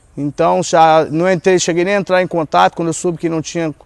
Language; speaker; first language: Portuguese; native; Portuguese